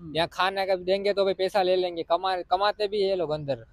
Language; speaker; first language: Hindi; non-native, local second language; Gujarati